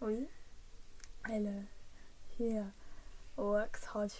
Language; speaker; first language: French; early bilingual, heritage; English